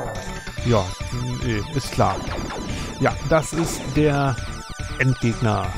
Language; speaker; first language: German; native; German